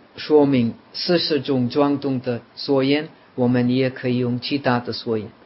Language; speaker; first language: Chinese; non-native, fluent; Czech